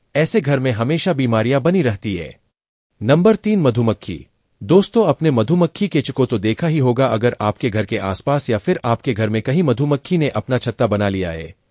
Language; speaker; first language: Hindi; non-native, local second language; Gujarati